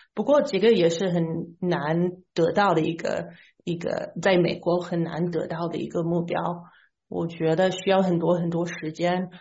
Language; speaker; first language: Chinese; non-native, fluent; English